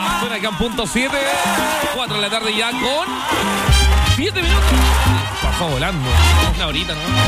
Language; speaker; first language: Spanish; native; Spanish